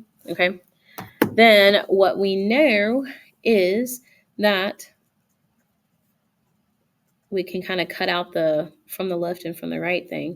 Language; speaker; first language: English; native; English